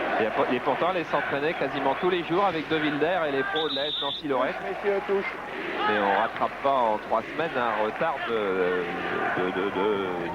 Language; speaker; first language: French; native; French